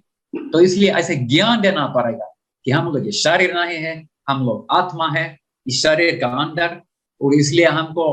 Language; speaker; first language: Hindi; non-native, learner; Finnish